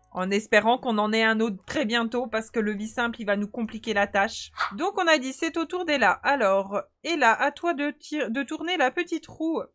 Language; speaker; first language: French; native; French